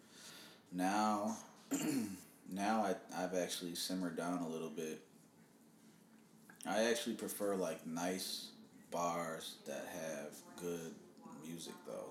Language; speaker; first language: English; native; English